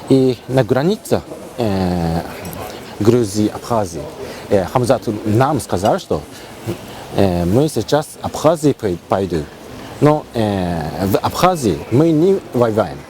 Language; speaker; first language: Russian; non-native, learner; Japanese